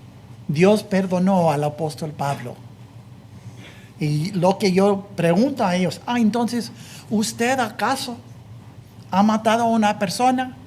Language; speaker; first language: Spanish; non-native, fluent; English